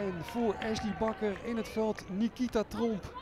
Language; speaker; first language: Dutch; native; Dutch